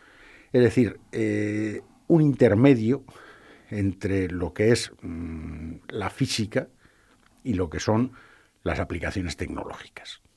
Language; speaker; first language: Spanish; native; Spanish